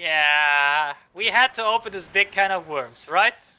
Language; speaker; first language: English; native; English